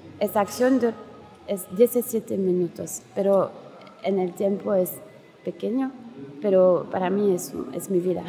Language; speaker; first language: Spanish; non-native, learner; French